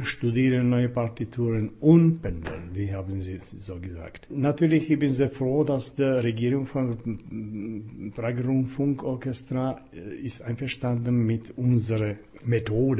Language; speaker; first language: German; non-native, fluent; Slovak